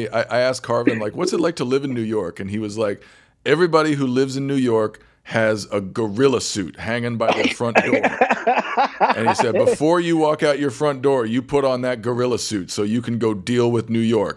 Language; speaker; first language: English; native; English